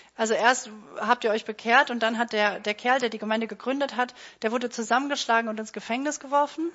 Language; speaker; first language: German; native; German